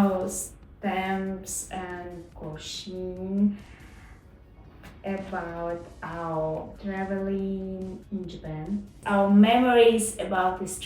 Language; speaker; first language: English; non-native, learner; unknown